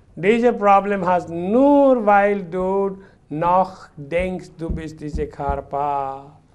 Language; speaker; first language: German; non-native, fluent; Hindi